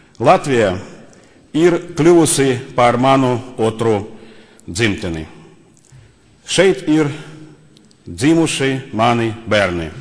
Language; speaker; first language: Latvian; non-native, learner; Russian